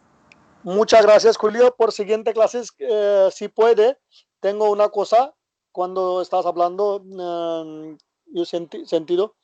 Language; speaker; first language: Spanish; non-native, learner; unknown